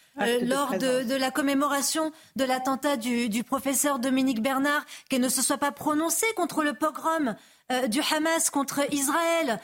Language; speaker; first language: French; native; French